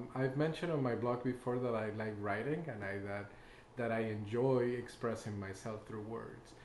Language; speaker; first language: English; non-native, fluent; Spanish